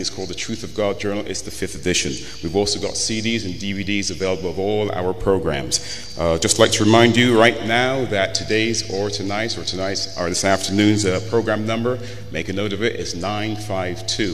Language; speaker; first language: English; native; English